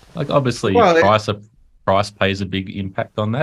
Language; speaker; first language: English; native; English